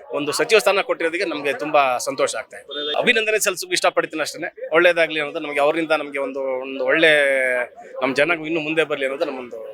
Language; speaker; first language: Kannada; non-native, local second language; Lambadi